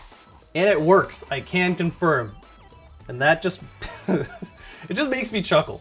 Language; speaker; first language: English; native; English